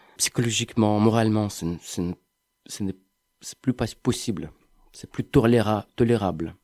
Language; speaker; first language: French; non-native, fluent; Ukrainian